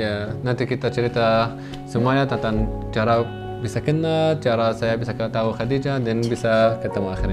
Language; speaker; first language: Indonesian; non-native, fluent; Arabic